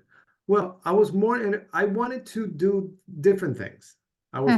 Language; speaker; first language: English; non-native, fluent; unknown